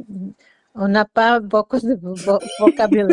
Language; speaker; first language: French; non-native, learner; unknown